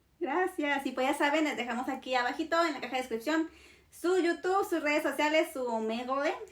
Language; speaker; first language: Spanish; native; Spanish